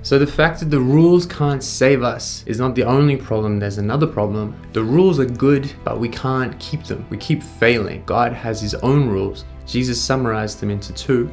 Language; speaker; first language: English; native; English